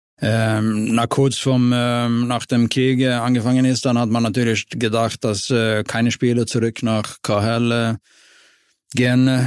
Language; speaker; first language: German; non-native, fluent; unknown